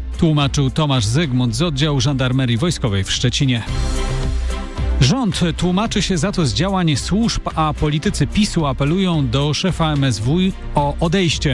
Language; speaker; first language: Polish; native; Polish